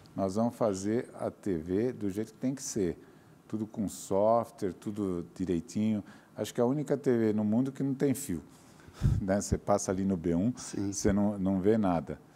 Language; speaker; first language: Portuguese; native; Portuguese